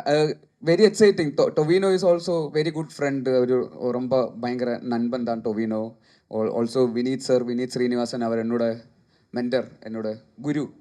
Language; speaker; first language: Tamil; non-native, learner; Malayalam